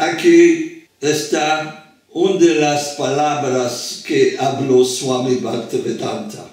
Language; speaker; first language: Spanish; non-native, fluent; French